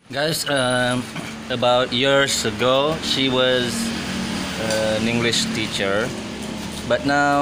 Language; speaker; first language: English; non-native, learner; Indonesian